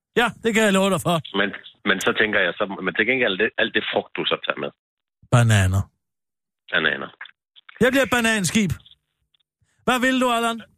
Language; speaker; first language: Danish; native; Danish